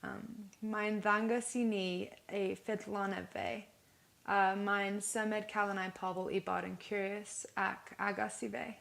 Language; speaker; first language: Welsh; non-native, learner; English